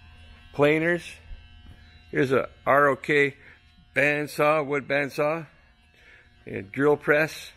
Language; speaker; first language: English; native; English